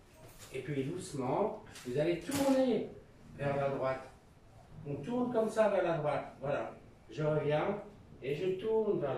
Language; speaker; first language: French; native; French